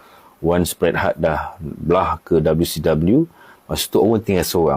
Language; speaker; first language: Malay; native; Malay